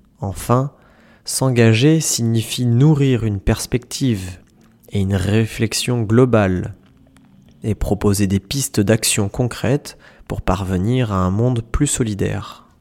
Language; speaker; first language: French; native; French